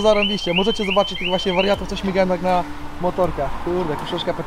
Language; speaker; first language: Polish; native; Polish